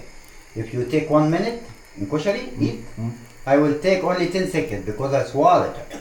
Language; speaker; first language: English; non-native, learner; Arabic